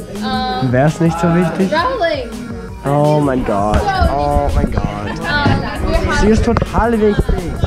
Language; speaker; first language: German; non-native, learner; English